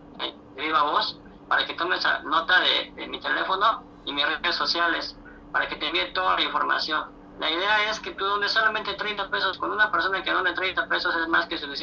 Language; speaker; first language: Spanish; native; Spanish